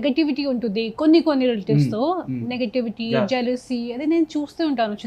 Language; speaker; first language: Telugu; non-native, local second language; Hindi